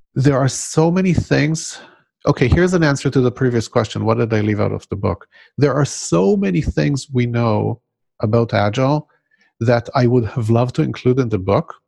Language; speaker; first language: English; non-native, fluent; Hebrew